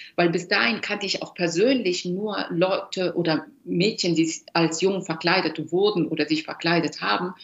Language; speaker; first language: German; early bilingual, other home language; Persian